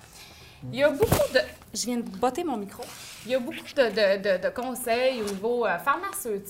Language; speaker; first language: French; native; French